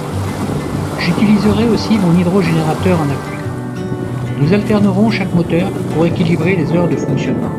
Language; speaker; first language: French; native; French